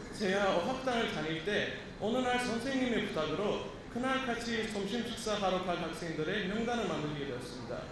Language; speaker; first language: Korean; non-native, fluent; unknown